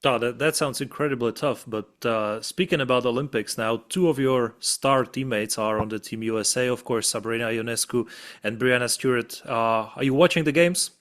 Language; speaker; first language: English; non-native, fluent; Czech